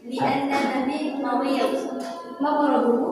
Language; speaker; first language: Arabic; non-native, learner; Indonesian